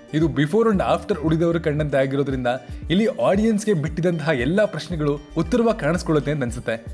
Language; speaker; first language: Kannada; native; Kannada